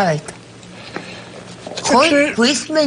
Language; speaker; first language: Bulgarian; native; Bulgarian